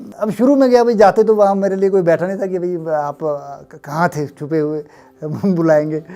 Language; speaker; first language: Hindi; native; Hindi